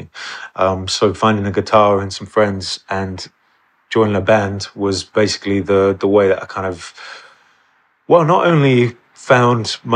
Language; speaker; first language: English; native; English